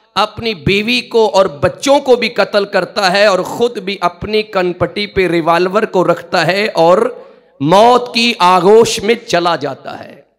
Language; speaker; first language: Urdu; non-native, local second language; Punjabi